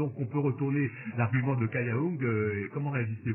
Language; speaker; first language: French; native; French